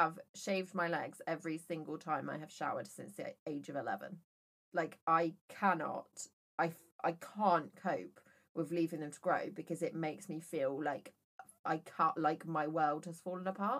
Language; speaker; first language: English; native; English